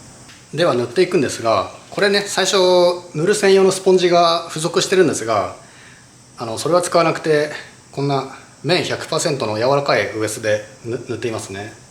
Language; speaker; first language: Japanese; native; Japanese